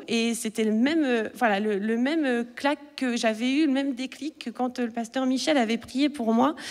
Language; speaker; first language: French; native; French